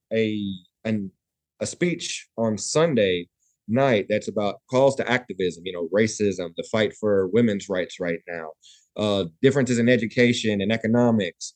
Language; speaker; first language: English; native; English